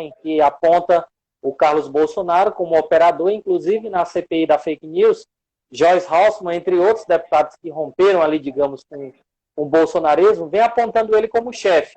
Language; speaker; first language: Portuguese; native; Portuguese